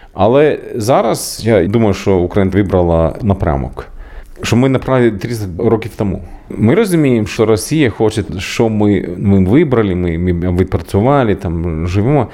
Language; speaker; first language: Ukrainian; non-native, learner; Swedish